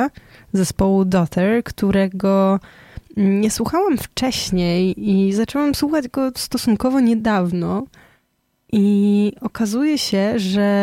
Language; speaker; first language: Polish; native; Polish